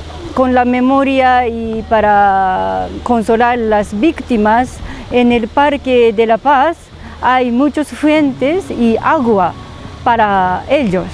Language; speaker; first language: Spanish; non-native, learner; Japanese